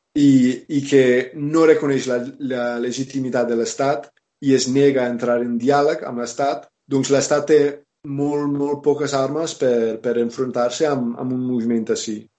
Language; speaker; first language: Catalan; non-native, fluent; English